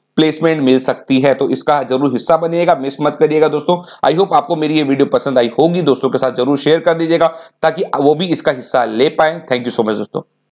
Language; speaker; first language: Hindi; native; Hindi